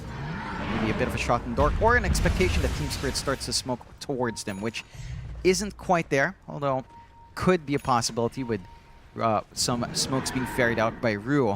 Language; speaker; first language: English; native; English